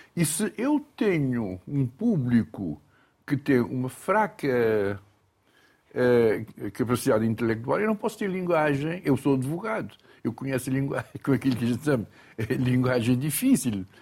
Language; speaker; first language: Portuguese; non-native, local second language; Kabuverdianu